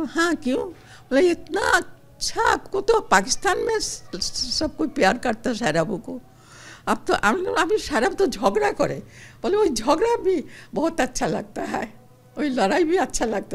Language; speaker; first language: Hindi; non-native, local second language; Bangla